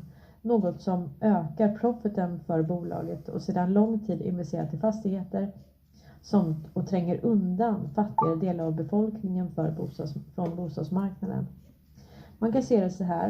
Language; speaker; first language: Swedish; native; Swedish